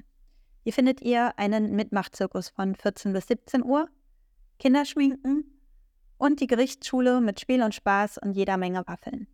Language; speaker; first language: German; native; German